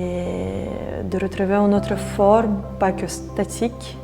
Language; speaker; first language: French; non-native, fluent; Russian